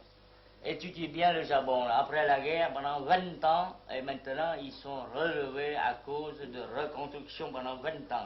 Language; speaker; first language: French; non-native, local second language; Vietnamese